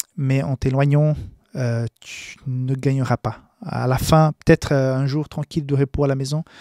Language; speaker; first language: French; non-native, fluent; Portuguese